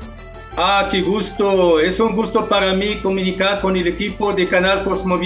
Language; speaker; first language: Spanish; non-native, fluent; Arabic